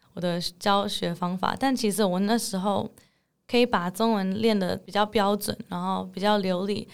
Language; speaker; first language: Chinese; early bilingual, heritage; English